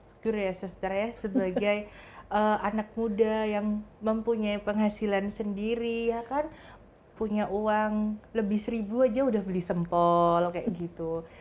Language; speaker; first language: Indonesian; native; Indonesian